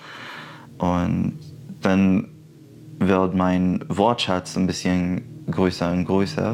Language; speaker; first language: German; non-native, fluent; Arabic